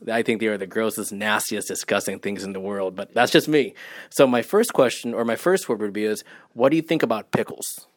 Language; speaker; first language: English; native; English